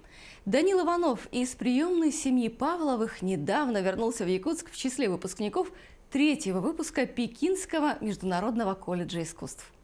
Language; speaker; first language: Russian; native; Russian